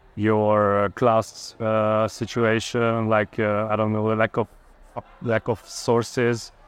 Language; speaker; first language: English; non-native, fluent; Hungarian